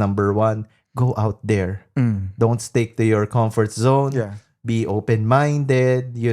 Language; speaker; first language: English; non-native, local second language; Filipino